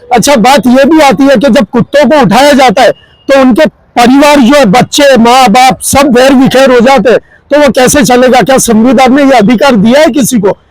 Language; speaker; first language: Hindi; non-native, local second language; Gujarati